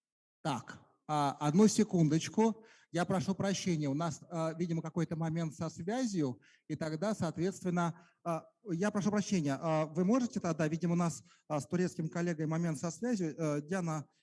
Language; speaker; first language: Russian; native; Russian